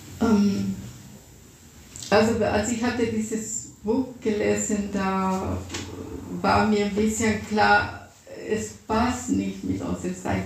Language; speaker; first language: German; non-native, fluent; Russian